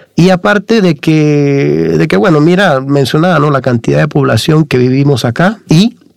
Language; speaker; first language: Spanish; native; Spanish